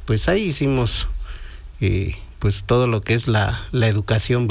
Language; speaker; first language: Spanish; native; Spanish